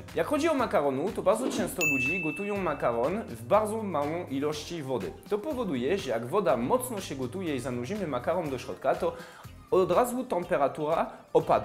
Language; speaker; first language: Polish; non-native, fluent; French